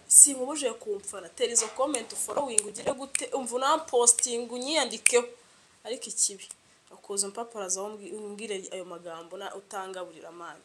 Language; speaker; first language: Kinyarwanda; native; Kinyarwanda